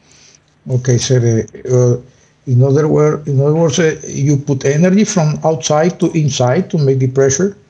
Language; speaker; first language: English; non-native, learner; Spanish